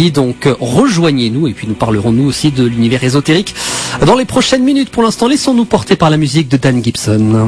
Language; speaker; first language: French; native; French